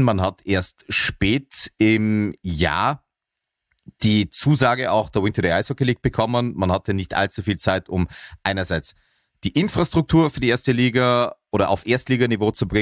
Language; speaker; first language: German; native; German